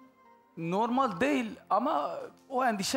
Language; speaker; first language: Turkish; native; Turkish